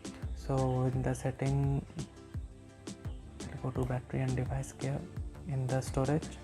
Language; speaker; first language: English; non-native, local second language; Hindi